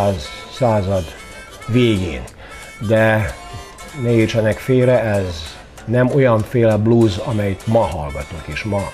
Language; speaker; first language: Hungarian; non-native, local second language; Serbian